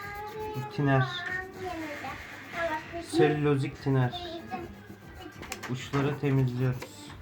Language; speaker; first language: Turkish; native; Turkish